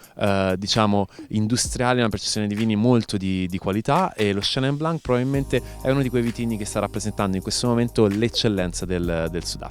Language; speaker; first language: Italian; native; Italian